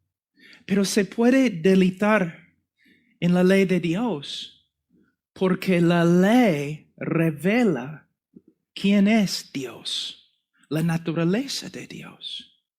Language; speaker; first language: Spanish; non-native, fluent; English